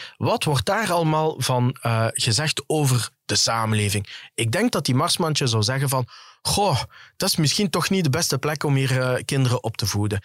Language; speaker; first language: Dutch; early bilingual, other home language; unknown